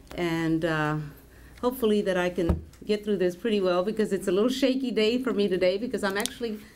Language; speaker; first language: English; early bilingual, other home language; Spanish